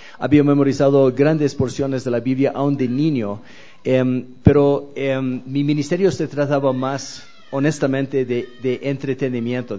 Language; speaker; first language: Spanish; non-native, fluent; English